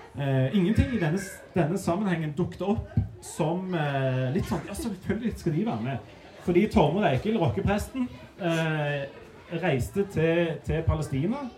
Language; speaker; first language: Norwegian; native; Norwegian